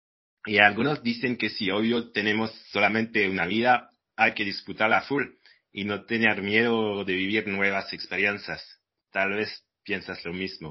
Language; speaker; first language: Spanish; non-native, fluent; French